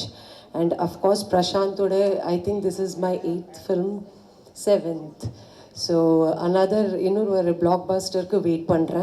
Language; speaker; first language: Tamil; non-native, fluent; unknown